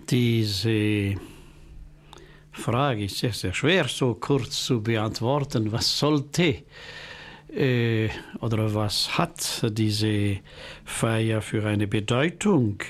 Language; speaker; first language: German; non-native, local second language; French